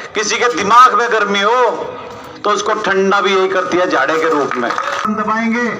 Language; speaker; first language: Hindi; native; Hindi